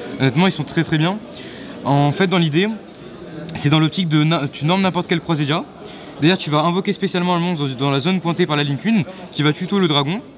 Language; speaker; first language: French; native; French